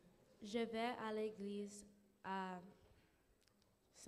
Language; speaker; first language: French; non-native, learner; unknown